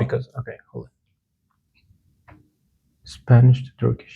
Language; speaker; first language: English; non-native, learner; Spanish